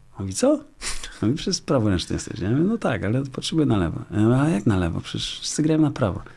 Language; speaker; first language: Polish; native; Polish